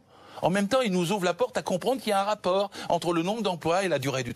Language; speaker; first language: French; native; French